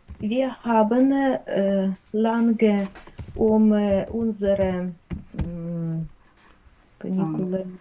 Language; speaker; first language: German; non-native, learner; Ukrainian